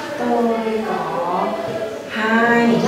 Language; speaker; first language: Vietnamese; non-native, learner; Thai